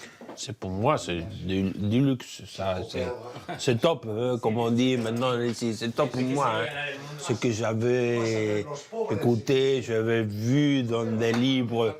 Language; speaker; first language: French; non-native, fluent; Spanish